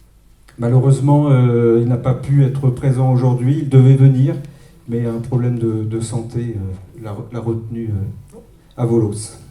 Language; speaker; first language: French; native; French